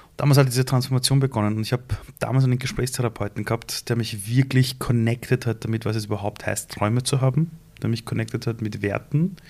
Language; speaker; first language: German; early bilingual, other home language; Persian